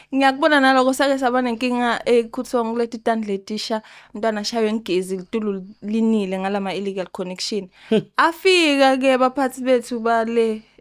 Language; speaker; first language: Zulu; non-native, local second language; Swati